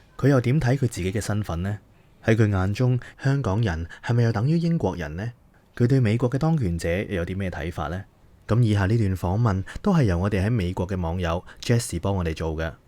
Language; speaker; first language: Cantonese; native; Cantonese